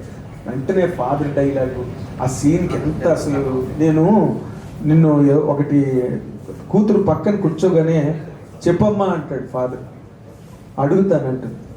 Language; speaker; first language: Telugu; native; Telugu